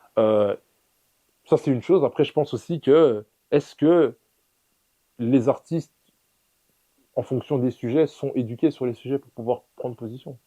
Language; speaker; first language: French; early bilingual, other home language; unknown